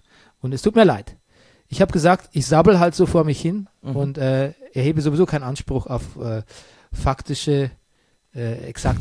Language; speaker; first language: German; native; German